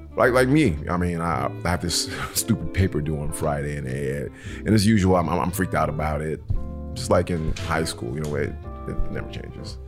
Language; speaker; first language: English; native; English